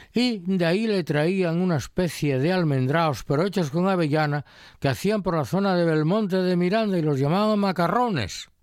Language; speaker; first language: Spanish; native; Spanish